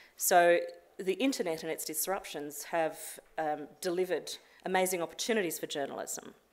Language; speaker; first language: English; native; English